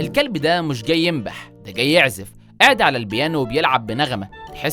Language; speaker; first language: Arabic; native; Arabic